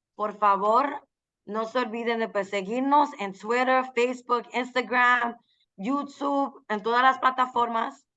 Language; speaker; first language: Spanish; early bilingual, other home language; English